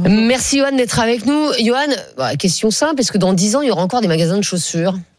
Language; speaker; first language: French; native; French